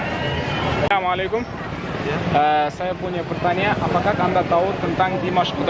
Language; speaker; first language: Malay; non-native, learner; Kazakh